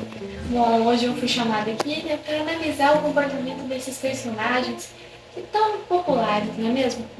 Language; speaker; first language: Portuguese; native; Portuguese